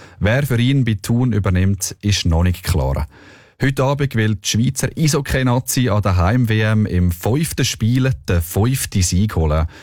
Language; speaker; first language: German; native; German